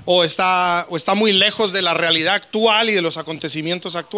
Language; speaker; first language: Spanish; native; Spanish